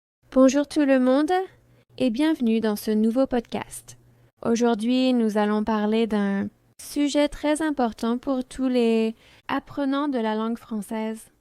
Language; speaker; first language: French; non-native, fluent; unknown